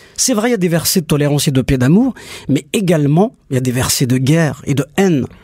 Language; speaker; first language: French; non-native, local second language; Kabyle